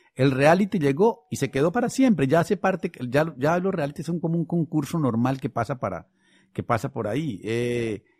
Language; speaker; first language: Spanish; native; Spanish